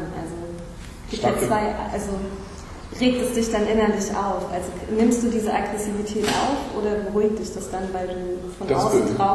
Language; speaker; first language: German; native; German